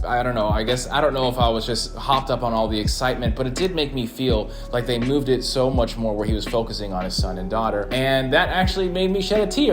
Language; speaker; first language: English; native; English